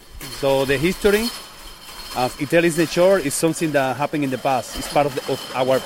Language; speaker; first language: English; non-native, fluent; Spanish